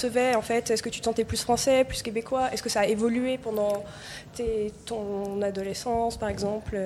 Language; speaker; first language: French; native; French